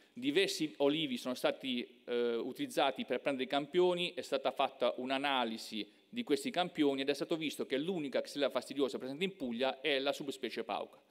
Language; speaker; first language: Italian; native; Italian